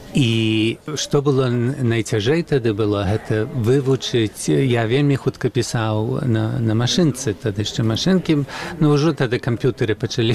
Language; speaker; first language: Belarusian; early bilingual, heritage; Belarusian